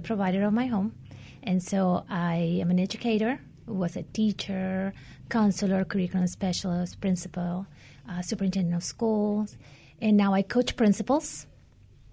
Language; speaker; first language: English; non-native, fluent; Spanish